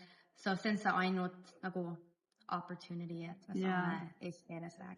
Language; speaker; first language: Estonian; early bilingual, heritage; English